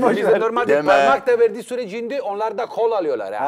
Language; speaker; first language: Turkish; non-native, fluent; Italian